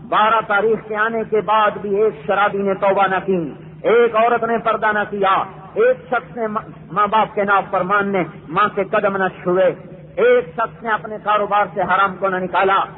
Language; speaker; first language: Urdu; non-native, local second language; Punjabi